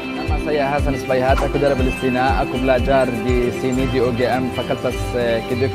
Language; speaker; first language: Indonesian; non-native, learner; Arabic